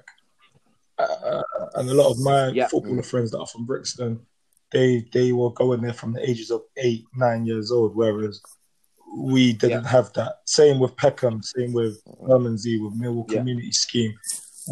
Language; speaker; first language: English; native; English